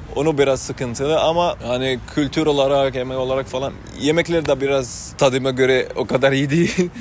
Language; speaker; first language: Turkish; non-native, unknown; Arabic